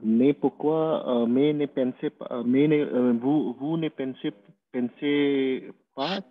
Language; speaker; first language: French; non-native, learner; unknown